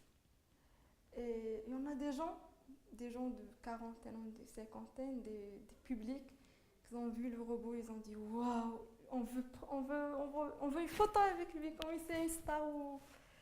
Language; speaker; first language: French; non-native, local second language; Arabic